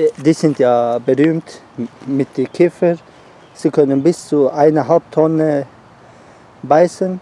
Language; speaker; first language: German; non-native, learner; Turkish